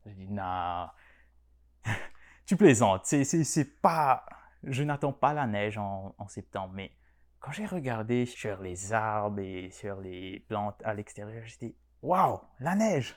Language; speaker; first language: French; non-native, local second language; Morisyen